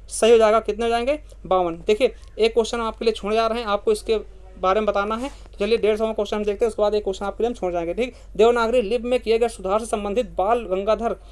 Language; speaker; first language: Hindi; native; Hindi